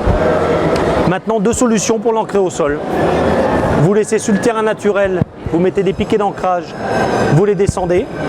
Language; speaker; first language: French; native; French